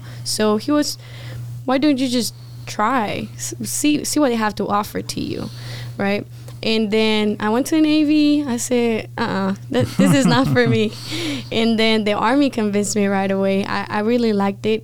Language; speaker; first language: English; non-native, fluent; Spanish